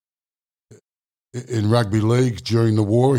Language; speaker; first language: English; native; English